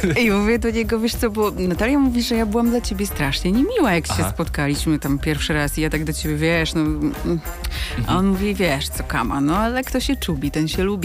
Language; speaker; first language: Polish; native; Polish